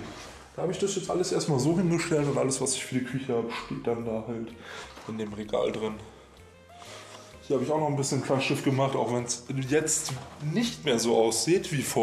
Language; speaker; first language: German; native; German